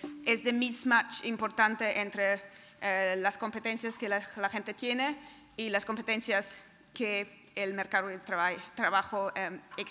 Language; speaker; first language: Spanish; non-native, fluent; German